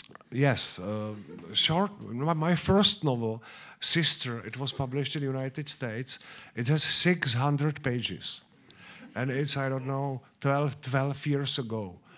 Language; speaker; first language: English; non-native, learner; Czech